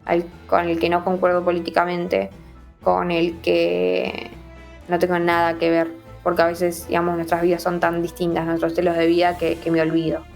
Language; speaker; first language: Spanish; native; Spanish